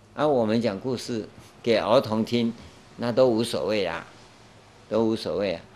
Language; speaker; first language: Chinese; non-native, local second language; Min Nan Chinese